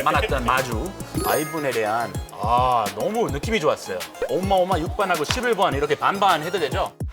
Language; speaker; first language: Korean; non-native, fluent; English